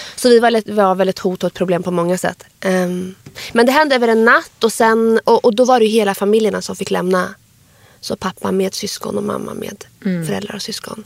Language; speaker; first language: Swedish; early bilingual, other home language; Arabic